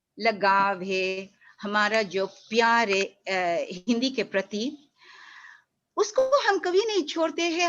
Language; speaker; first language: Hindi; early bilingual, heritage; Hindi